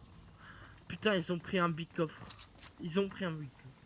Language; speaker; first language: French; native; French